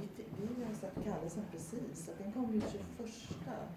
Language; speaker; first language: Swedish; native; Swedish